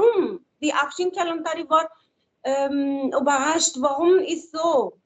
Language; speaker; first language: German; non-native, learner; Persian